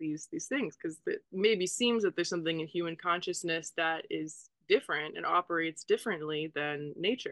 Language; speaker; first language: English; native; English